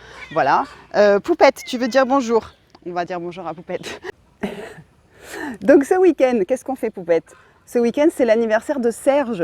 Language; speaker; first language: French; native; French